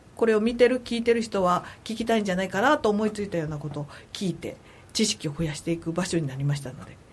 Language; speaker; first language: Japanese; native; Japanese